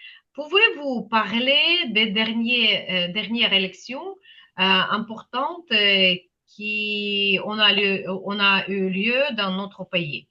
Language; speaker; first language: French; non-native, fluent; Ukrainian